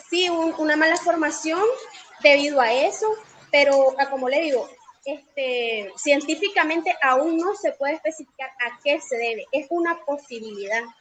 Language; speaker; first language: Spanish; native; Spanish